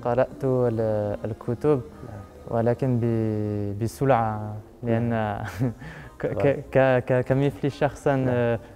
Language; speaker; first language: Arabic; non-native, learner; French